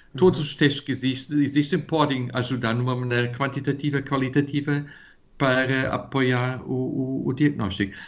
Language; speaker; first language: Portuguese; non-native, fluent; German